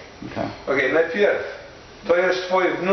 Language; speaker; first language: Polish; non-native, learner; English